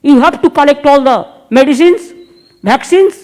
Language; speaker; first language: English; non-native, local second language; Bangla